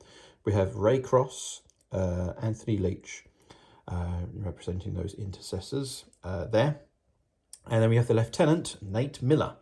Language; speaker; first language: English; native; English